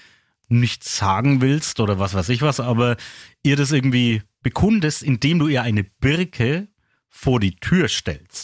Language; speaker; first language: German; native; German